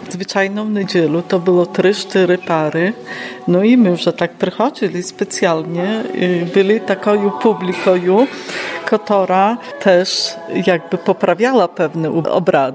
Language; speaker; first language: Polish; non-native, local second language; Ukrainian